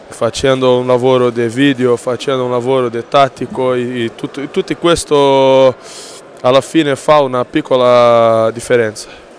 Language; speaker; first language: Italian; non-native, learner; Portuguese